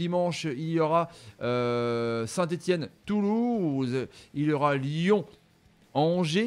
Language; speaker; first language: French; native; French